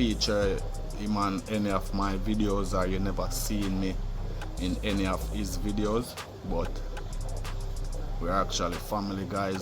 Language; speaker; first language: English; native; English